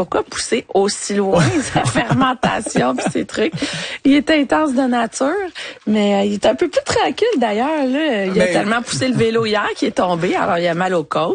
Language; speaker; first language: French; native; French